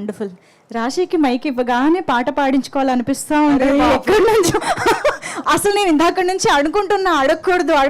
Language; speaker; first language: Telugu; native; Telugu